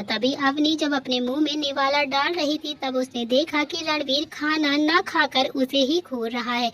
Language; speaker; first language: Hindi; native; Hindi